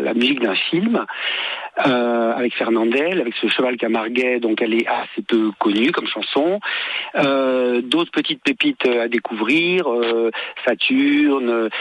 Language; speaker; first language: French; native; French